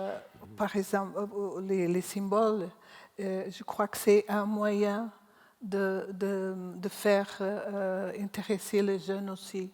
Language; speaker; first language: French; non-native, learner; Portuguese